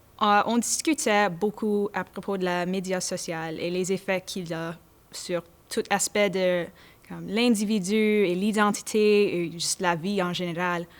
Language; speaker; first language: French; non-native, local second language; English